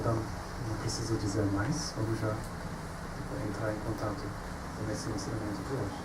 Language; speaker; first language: Portuguese; non-native, fluent; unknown